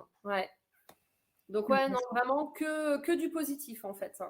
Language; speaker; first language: French; native; French